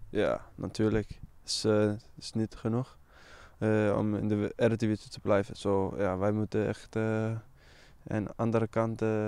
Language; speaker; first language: Dutch; non-native, fluent; Danish